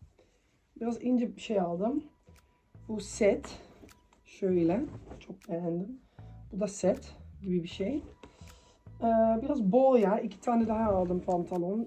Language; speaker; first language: Turkish; early bilingual, heritage; Turkish